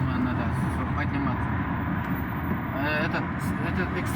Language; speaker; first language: Russian; non-native, local second language; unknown